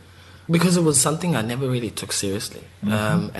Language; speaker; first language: English; non-native, local second language; Southern Sotho